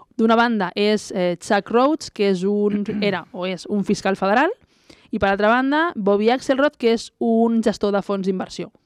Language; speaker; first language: Catalan; native; Catalan